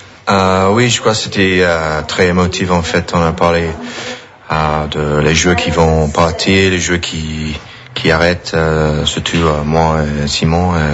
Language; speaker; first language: French; non-native, fluent; English